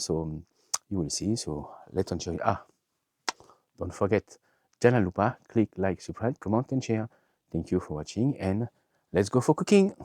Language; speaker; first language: English; non-native, learner; French